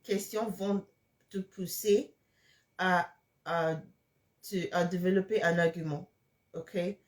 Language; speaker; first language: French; non-native, fluent; English